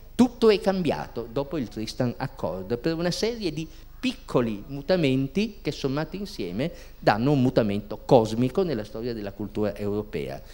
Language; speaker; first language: Italian; native; Italian